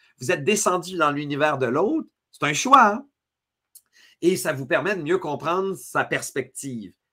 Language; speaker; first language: French; native; French